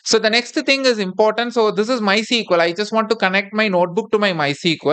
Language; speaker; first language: English; non-native, local second language; Tamil